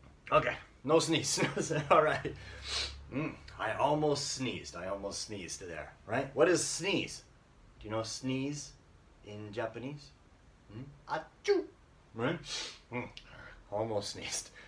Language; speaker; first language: English; native; English